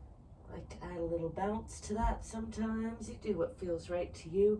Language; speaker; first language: English; native; English